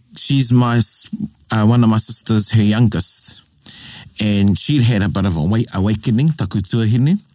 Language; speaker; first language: English; native; English